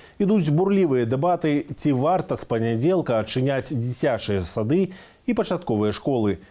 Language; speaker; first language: Belarusian; native; Belarusian